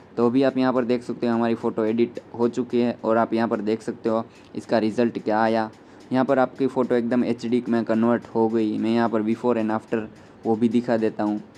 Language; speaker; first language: Hindi; non-native, local second language; Gujarati